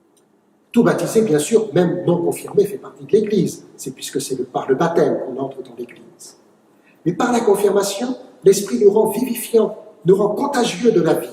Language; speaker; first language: French; native; French